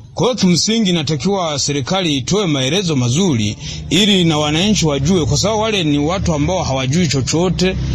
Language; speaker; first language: Swahili; non-native, local second language; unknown